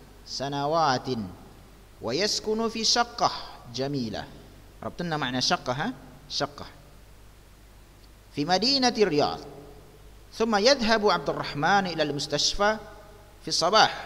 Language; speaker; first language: Arabic; non-native, fluent; Indonesian